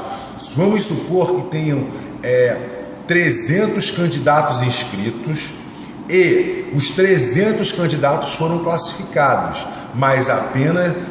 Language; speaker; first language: Portuguese; native; Portuguese